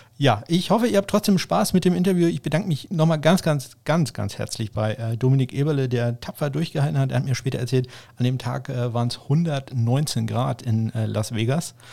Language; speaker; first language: German; native; German